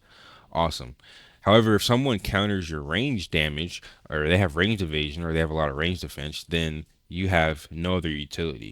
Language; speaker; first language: English; native; English